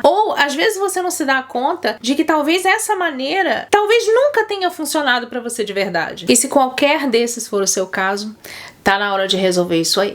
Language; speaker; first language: Portuguese; native; Portuguese